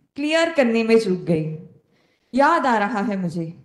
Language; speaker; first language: Hindi; non-native, local second language; Konkani